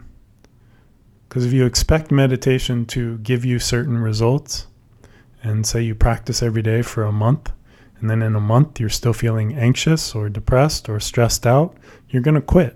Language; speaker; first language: English; native; English